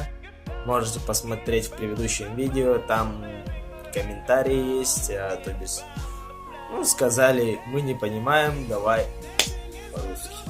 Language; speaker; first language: Russian; non-native, local second language; Yakut